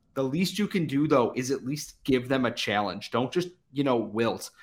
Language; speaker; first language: English; native; English